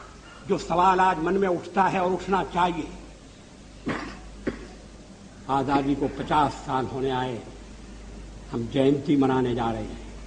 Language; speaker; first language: Hindi; native; Hindi